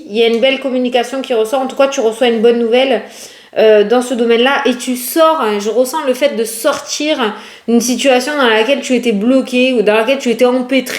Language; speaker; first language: French; native; French